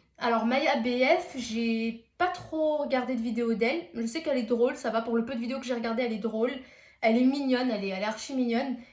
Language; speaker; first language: French; early bilingual, other home language; Arabic